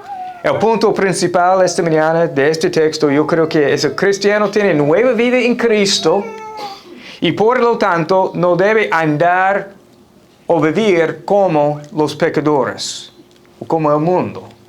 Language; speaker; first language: Spanish; non-native, fluent; English